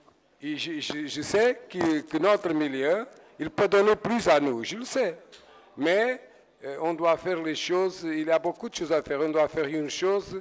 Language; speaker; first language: French; non-native, fluent; Portuguese